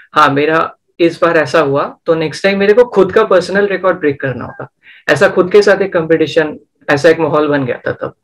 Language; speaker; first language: Hindi; non-native, local second language; Bangla